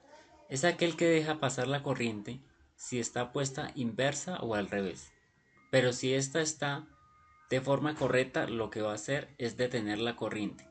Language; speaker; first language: Spanish; native; Spanish